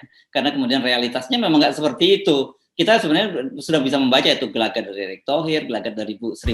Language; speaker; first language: Indonesian; native; Indonesian